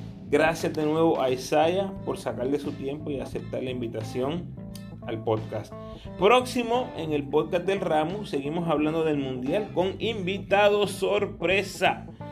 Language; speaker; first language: Spanish; native; Spanish